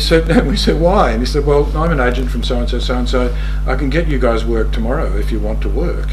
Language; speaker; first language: English; native; English